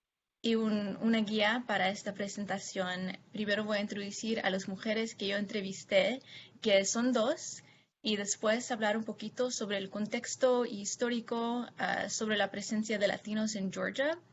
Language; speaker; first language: Spanish; non-native, fluent; English